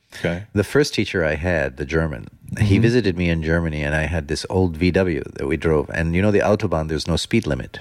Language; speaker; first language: English; non-native, fluent; Dutch